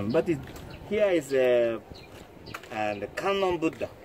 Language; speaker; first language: English; non-native, learner; Japanese